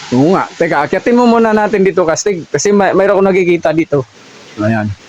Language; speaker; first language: Filipino; non-native, local second language; Cebuano